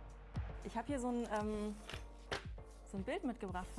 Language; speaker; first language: German; native; German